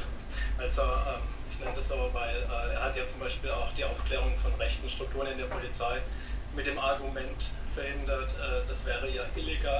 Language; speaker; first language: German; native; German